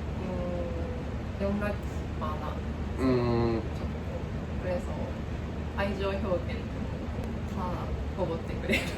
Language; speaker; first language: Korean; non-native, learner; Japanese